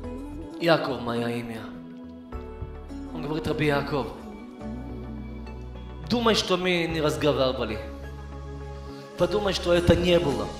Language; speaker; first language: Russian; early bilingual, heritage; Hebrew